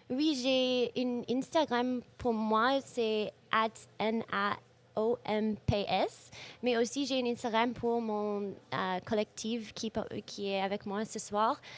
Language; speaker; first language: French; non-native, local second language; English